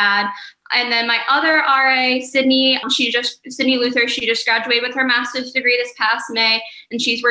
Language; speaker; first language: English; native; English